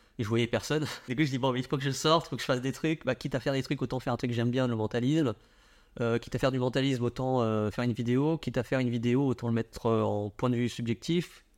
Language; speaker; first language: French; early bilingual, other home language; Vietnamese